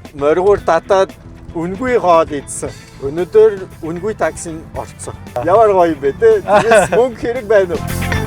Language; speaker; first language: Mongolian; non-native, fluent; French